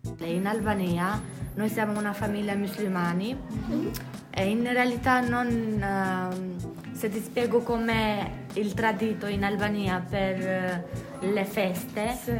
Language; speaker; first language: Italian; non-native, learner; Albanian